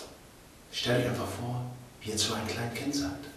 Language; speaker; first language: German; native; German